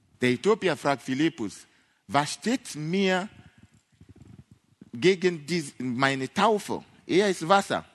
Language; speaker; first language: German; non-native, fluent; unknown